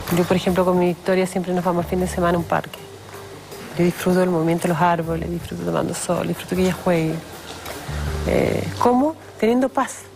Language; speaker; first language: Spanish; native; Spanish